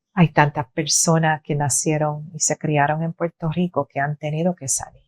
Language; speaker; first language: Spanish; early bilingual, heritage; Spanish